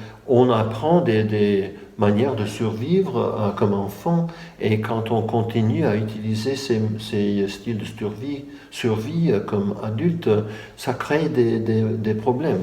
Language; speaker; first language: French; non-native, fluent; English